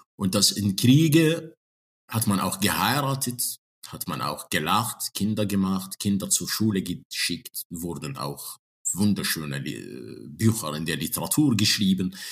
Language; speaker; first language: German; non-native, fluent; Arabic